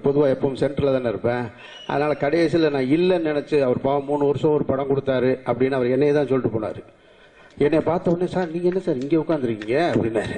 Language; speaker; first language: Tamil; native; Tamil